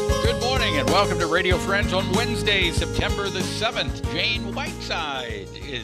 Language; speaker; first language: English; native; English